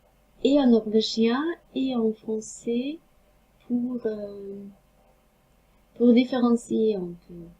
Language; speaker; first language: French; non-native, fluent; Norwegian